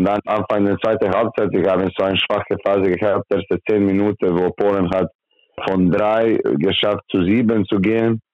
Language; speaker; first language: German; non-native, learner; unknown